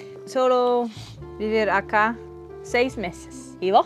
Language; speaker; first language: Spanish; non-native, learner; English